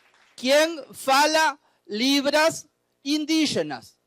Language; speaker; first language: Portuguese; non-native, learner; Spanish